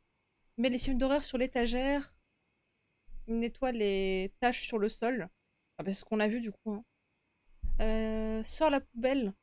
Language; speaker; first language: French; native; French